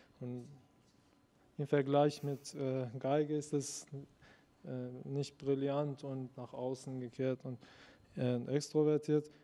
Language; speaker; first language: German; non-native, fluent; Persian